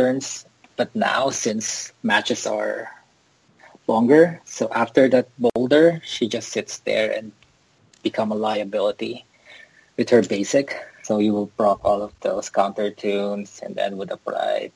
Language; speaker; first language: English; non-native, local second language; Filipino